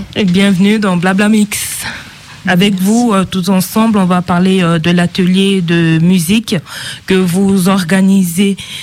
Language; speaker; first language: French; non-native, local second language; Sango